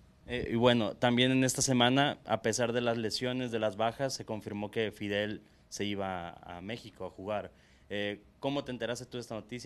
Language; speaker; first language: Spanish; native; Spanish